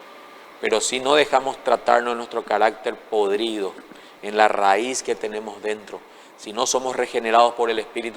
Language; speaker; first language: Spanish; native; Spanish